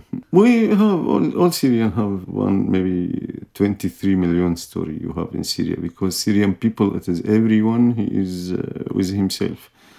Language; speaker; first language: English; non-native, learner; Kurdish